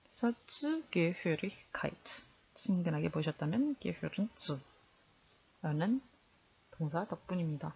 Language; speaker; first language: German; non-native, fluent; Korean